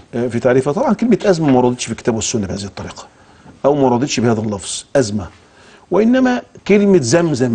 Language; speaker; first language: Arabic; native; Arabic